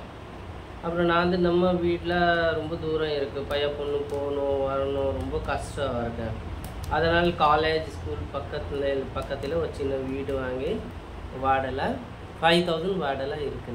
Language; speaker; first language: Tamil; non-native, fluent; Hindi